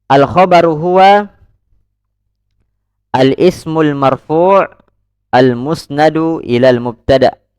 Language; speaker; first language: Arabic; non-native, fluent; Indonesian